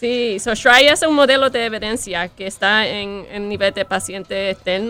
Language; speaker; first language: Spanish; early bilingual, heritage; Spanish